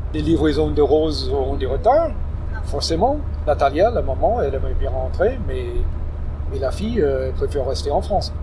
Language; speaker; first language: French; non-native, fluent; English